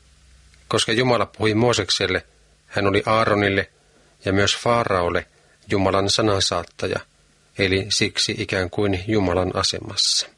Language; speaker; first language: Finnish; native; Finnish